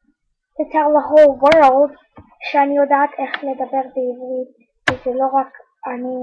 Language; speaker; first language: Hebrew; early bilingual, heritage; English